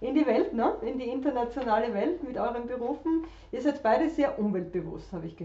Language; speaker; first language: German; native; German